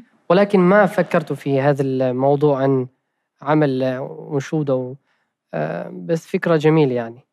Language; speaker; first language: Arabic; non-native, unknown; Albanian